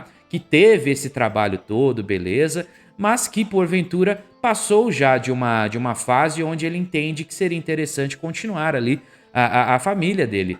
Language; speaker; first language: Portuguese; native; Portuguese